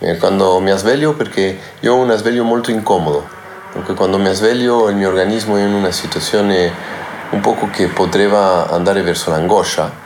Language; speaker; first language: Italian; non-native, learner; Spanish